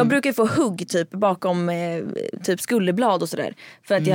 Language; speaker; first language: Swedish; native; Swedish